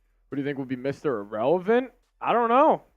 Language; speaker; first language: English; native; English